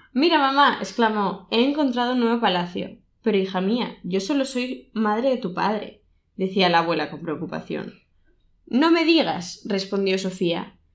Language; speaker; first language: Spanish; non-native, local second language; Catalan